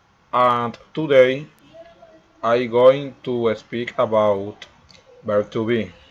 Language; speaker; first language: English; non-native, learner; Spanish